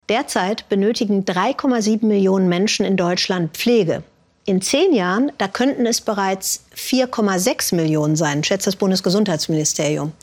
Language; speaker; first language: German; native; German